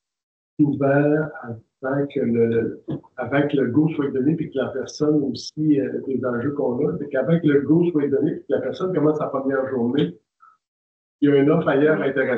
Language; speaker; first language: French; native; French